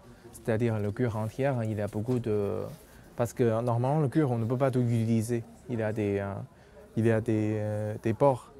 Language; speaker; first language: French; non-native, local second language; Chinese